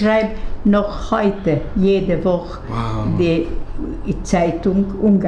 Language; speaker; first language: German; non-native, learner; Hungarian